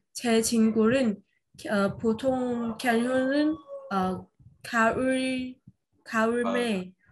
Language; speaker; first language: Korean; non-native, learner; Vietnamese